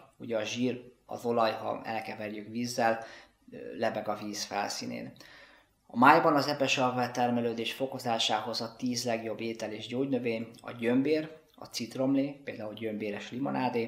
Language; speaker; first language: Hungarian; native; Hungarian